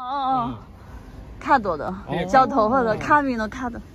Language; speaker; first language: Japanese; non-native, learner; Chinese